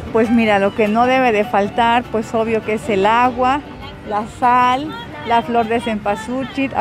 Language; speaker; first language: Spanish; native; Spanish